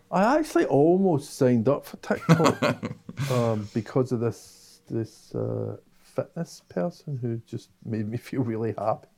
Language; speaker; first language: English; native; English